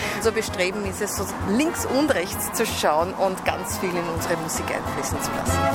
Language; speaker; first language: German; native; German